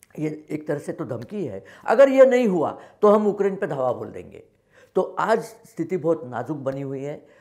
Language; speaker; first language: Hindi; non-native, local second language; Marathi